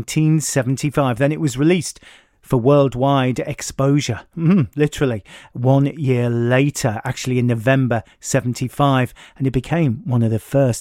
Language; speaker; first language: English; native; English